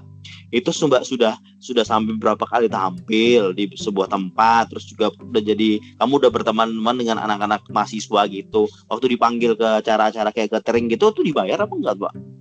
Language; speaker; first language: Indonesian; native; Indonesian